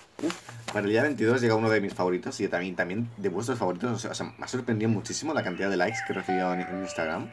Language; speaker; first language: Spanish; native; Spanish